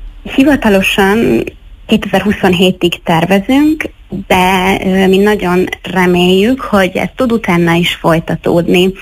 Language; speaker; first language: Hungarian; native; Hungarian